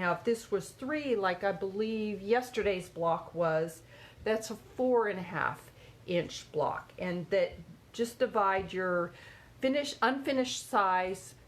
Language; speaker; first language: English; native; English